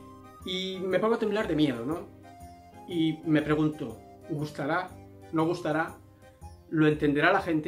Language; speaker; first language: Spanish; native; Spanish